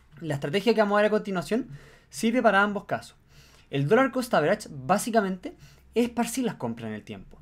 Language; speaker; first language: Spanish; native; Spanish